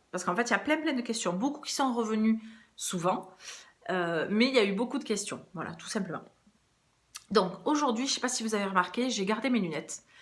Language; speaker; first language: French; early bilingual, other home language; Portuguese